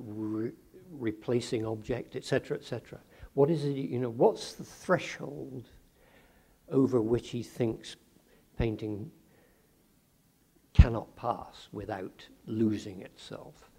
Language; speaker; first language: English; native; English